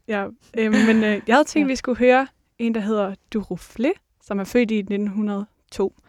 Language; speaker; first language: Danish; native; Danish